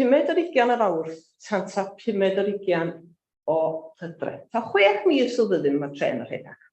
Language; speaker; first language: Welsh; native; Welsh